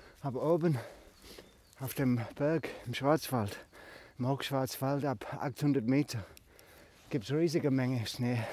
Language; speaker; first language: German; non-native, learner; English